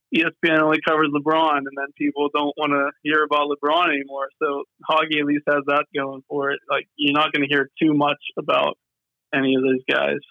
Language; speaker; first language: English; native; English